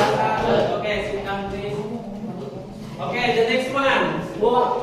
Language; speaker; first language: English; non-native, learner; Indonesian